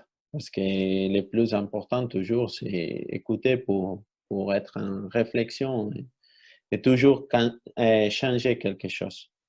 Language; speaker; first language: French; non-native, fluent; Spanish